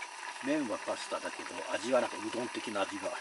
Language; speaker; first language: Japanese; native; Japanese